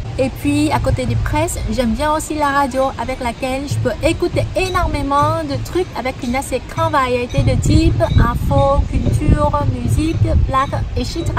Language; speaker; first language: French; non-native, fluent; Vietnamese